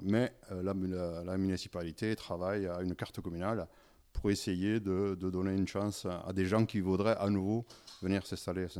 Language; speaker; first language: French; native; French